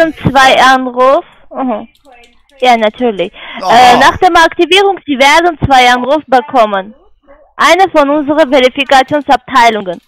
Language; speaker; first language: German; non-native, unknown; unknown